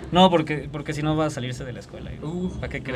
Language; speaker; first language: Spanish; native; Spanish